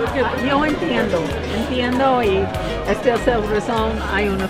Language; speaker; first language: Spanish; non-native, learner; English